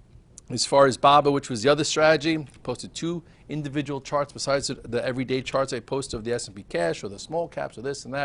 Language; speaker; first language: English; native; English